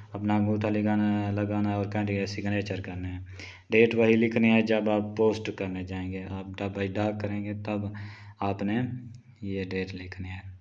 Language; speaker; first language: Urdu; non-native, local second language; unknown